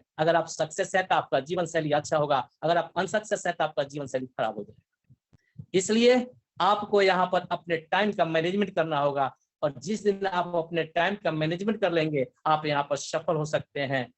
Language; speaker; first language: Hindi; native; Hindi